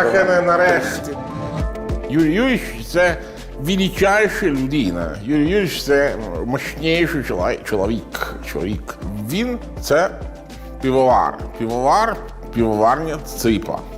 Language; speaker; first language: Ukrainian; non-native, learner; Italian